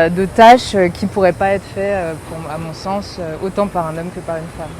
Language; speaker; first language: French; native; French